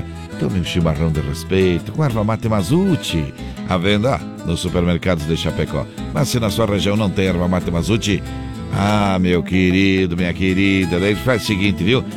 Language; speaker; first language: Portuguese; native; Portuguese